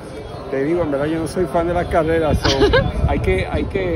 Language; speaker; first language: Spanish; native; Spanish